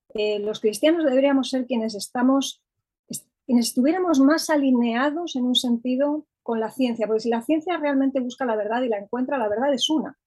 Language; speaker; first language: Spanish; native; Spanish